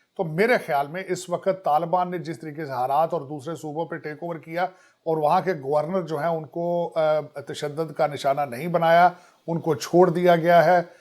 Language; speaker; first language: Urdu; non-native, local second language; Punjabi